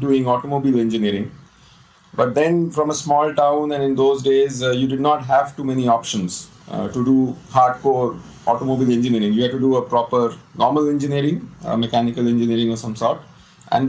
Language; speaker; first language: English; non-native, local second language; Hindi